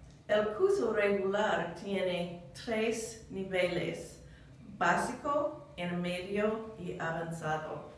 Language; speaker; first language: Spanish; non-native, learner; English